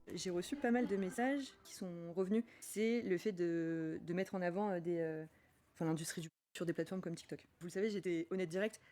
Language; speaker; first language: French; native; French